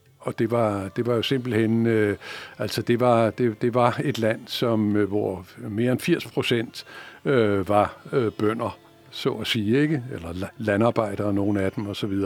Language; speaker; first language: Danish; native; Danish